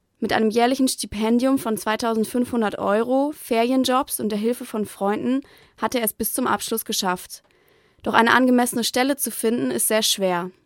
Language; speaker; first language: German; native; German